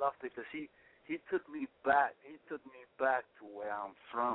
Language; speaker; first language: English; non-native, fluent; Spanish